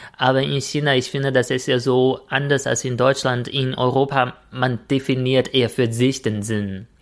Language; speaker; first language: German; non-native, fluent; Chinese